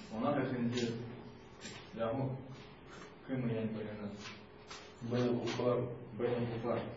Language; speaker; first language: Arabic; non-native, learner; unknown